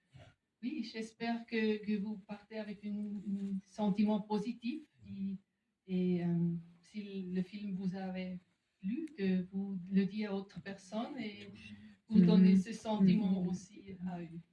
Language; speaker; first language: French; non-native, fluent; German